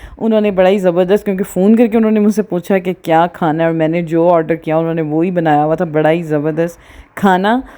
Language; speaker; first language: Urdu; non-native, local second language; Punjabi